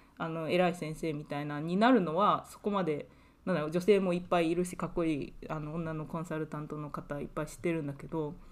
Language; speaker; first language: Japanese; native; Japanese